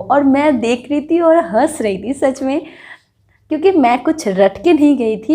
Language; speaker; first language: Hindi; non-native, local second language; Bangla